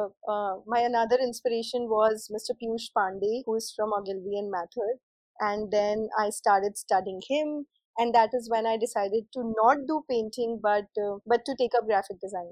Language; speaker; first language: English; non-native, local second language; Hindi